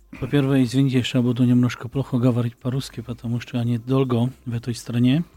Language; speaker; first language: Russian; non-native, learner; Slovak